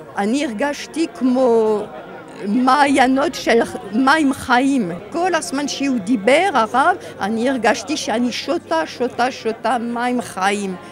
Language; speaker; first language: Hebrew; non-native, fluent; French